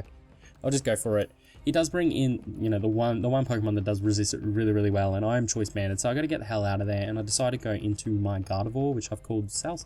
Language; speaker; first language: English; native; English